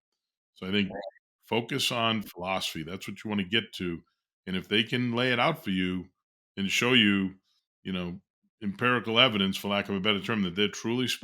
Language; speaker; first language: English; native; English